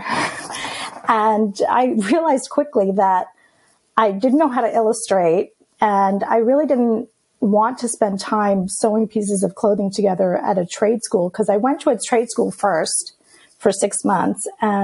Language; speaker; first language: English; early bilingual, other home language; Greek